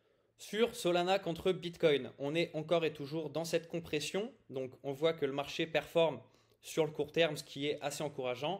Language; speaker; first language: French; native; French